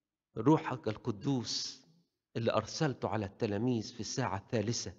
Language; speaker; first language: Arabic; native; Arabic